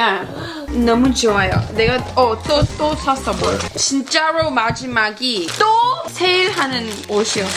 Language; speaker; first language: Korean; early bilingual, heritage; English